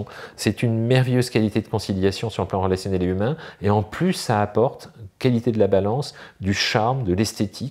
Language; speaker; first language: French; native; French